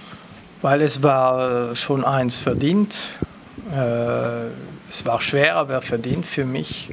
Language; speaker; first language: German; non-native, local second language; French